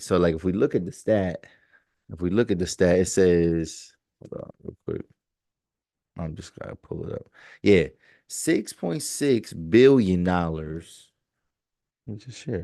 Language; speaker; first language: English; native; English